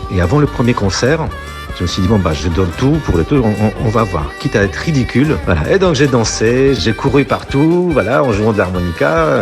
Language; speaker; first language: French; non-native, fluent; Polish